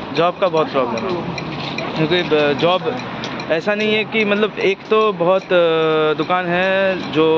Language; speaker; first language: Hindi; non-native, local second language; Bangla